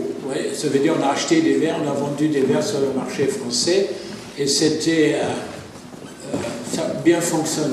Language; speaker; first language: French; non-native, fluent; German